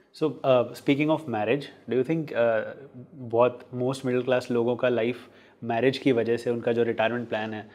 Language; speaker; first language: Hindi; native; Hindi